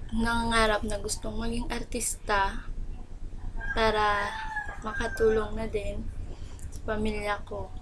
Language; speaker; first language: Filipino; non-native, local second language; Bikol